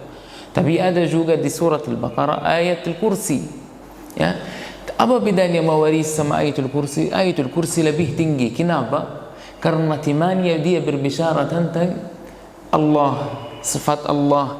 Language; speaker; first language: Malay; non-native, fluent; Arabic